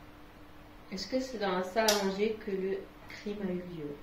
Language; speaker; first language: French; native; French